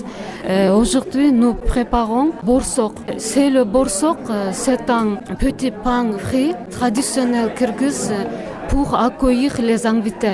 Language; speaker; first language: French; non-native, learner; Kyrgyz